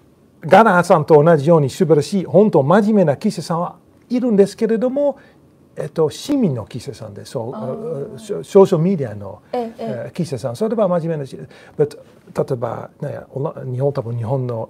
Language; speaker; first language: Japanese; non-native, learner; Dutch